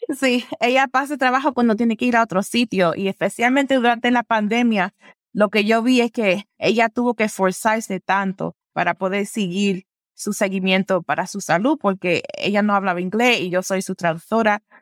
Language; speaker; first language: Spanish; early bilingual, heritage; Spanish